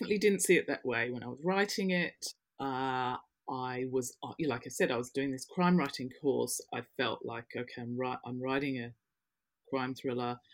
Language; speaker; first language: English; native; English